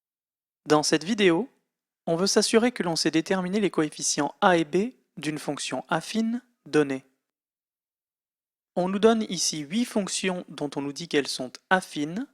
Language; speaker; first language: French; native; French